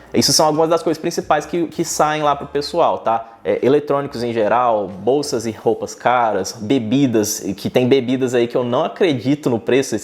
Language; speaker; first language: Portuguese; native; Portuguese